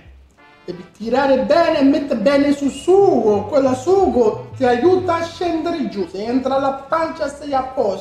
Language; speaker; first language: Italian; non-native, learner; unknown